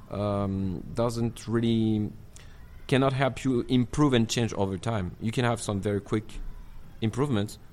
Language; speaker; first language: English; non-native, fluent; French